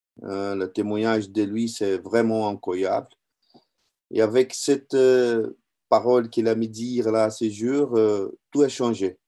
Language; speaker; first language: French; non-native, learner; Portuguese